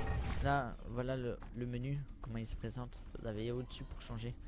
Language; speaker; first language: French; native; French